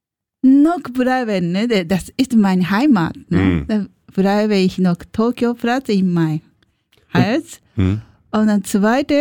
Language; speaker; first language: German; non-native, learner; Japanese